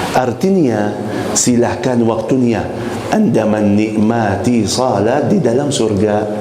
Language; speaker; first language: Malay; non-native, fluent; Arabic